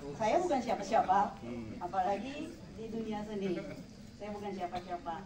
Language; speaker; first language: Indonesian; non-native, fluent; Japanese